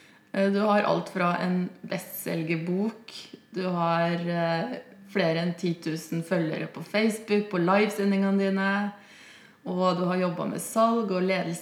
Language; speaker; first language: Norwegian; native; Norwegian